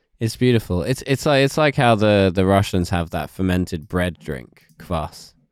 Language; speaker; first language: English; native; English